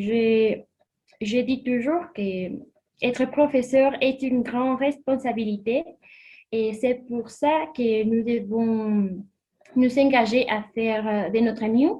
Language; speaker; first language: French; non-native, learner; Spanish